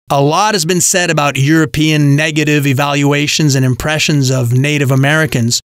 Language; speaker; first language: English; native; English